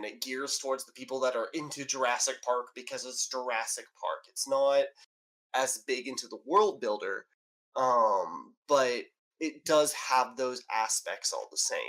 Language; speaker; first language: English; native; English